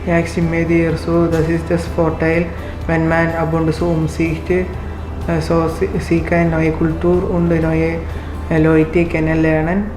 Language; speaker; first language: German; non-native, learner; Malayalam